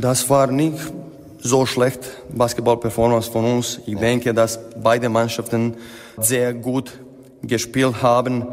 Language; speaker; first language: German; non-native, learner; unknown